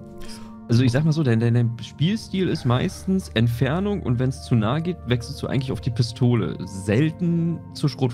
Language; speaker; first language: German; native; German